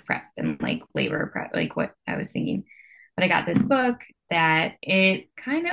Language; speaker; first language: English; native; English